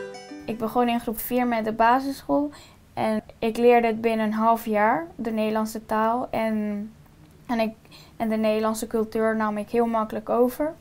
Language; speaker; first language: Dutch; early bilingual, other home language; Spanish